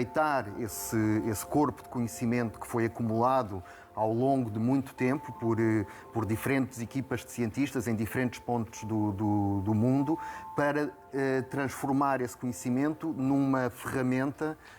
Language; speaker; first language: Portuguese; native; Portuguese